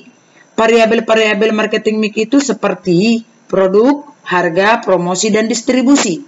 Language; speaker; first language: Indonesian; native; Indonesian